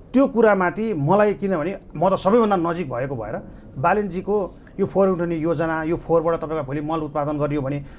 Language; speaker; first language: Nepali; native; Nepali